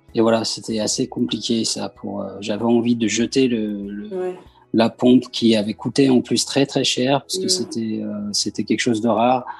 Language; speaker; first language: French; early bilingual, other home language; Persian